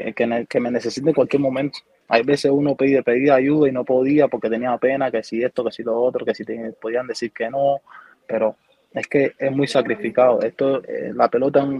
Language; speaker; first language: Spanish; native; Spanish